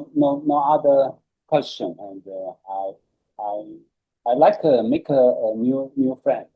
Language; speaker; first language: English; non-native, learner; Chinese